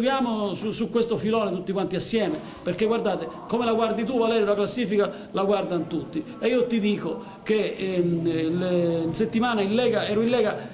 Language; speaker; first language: Italian; native; Italian